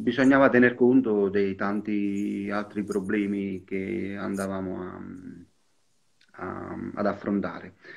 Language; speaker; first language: Italian; native; Italian